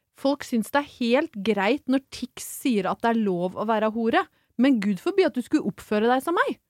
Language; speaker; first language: Norwegian; native; Norwegian